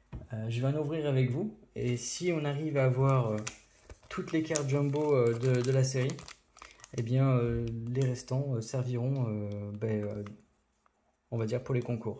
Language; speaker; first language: French; native; French